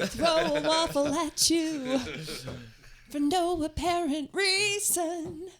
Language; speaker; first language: English; native; English